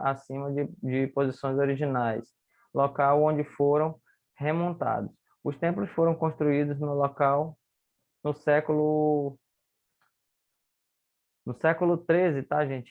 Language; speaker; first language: Portuguese; native; Portuguese